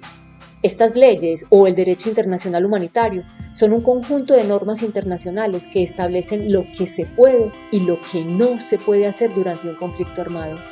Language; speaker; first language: Spanish; native; Spanish